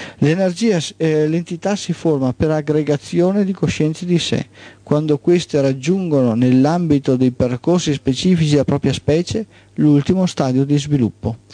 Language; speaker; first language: Italian; native; Italian